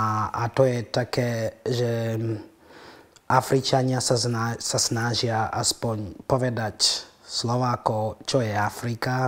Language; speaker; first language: Slovak; non-native, fluent; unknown